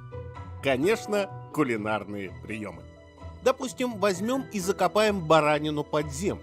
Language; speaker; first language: Russian; native; Russian